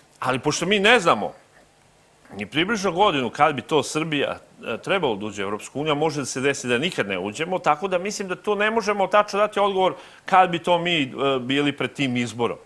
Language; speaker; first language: Serbian; native; Serbian